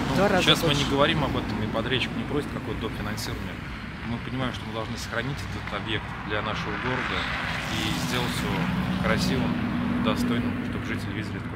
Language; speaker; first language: Russian; native; Russian